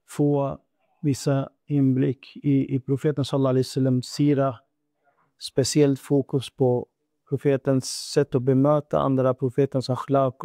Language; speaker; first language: Swedish; non-native, fluent; Urdu